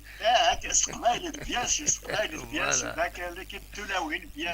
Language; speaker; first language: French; non-native, local second language; Kabyle